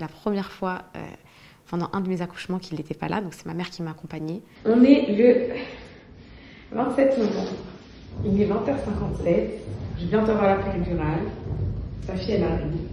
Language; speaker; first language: French; native; French